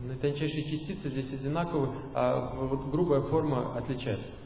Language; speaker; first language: Russian; native; Russian